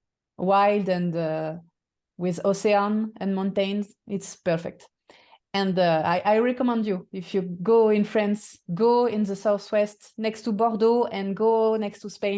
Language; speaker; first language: English; non-native, fluent; French